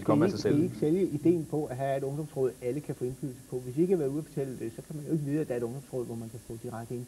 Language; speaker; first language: Danish; native; Danish